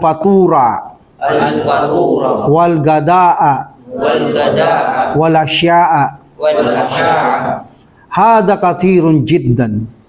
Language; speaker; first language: Arabic; non-native, fluent; Filipino